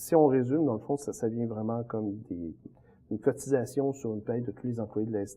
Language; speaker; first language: French; native; French